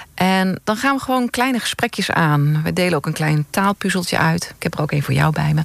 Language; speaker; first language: Dutch; native; Dutch